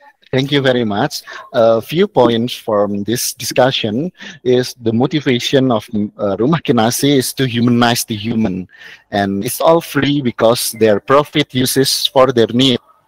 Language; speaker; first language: English; non-native, fluent; Indonesian